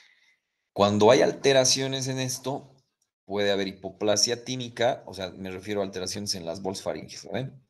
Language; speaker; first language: Spanish; native; Spanish